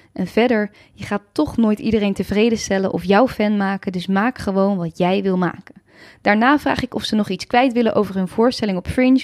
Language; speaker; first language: Dutch; native; Dutch